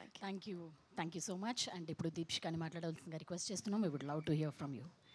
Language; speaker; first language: Telugu; native; Telugu